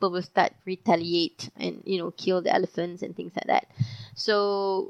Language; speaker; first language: English; non-native, local second language; Malay